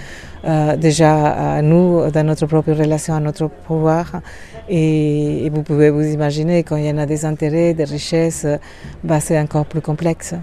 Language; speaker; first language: French; non-native, fluent; Spanish